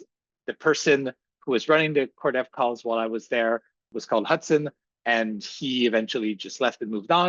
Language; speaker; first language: English; native; English